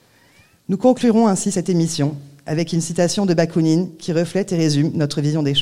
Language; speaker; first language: French; native; French